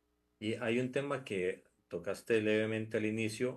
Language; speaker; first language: Spanish; native; Spanish